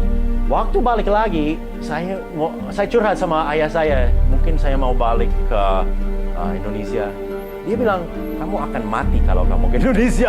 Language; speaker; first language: Indonesian; non-native, fluent; English